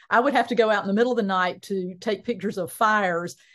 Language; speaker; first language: English; native; English